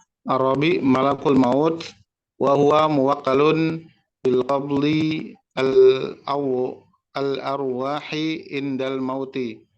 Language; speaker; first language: Arabic; non-native, learner; Indonesian